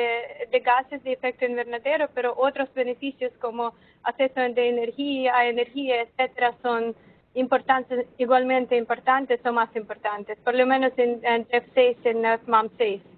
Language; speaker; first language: Spanish; non-native, fluent; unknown